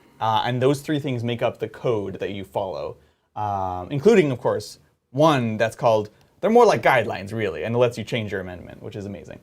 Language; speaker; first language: English; native; English